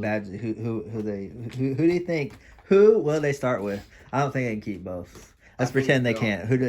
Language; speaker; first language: English; native; English